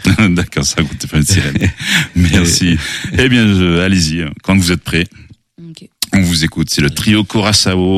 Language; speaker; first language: French; native; French